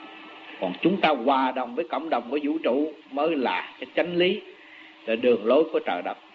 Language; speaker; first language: Vietnamese; native; Vietnamese